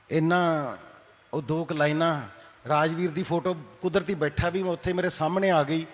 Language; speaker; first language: Punjabi; native; Punjabi